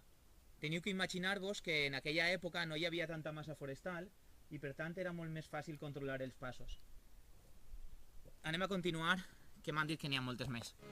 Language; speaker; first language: Catalan; native; Catalan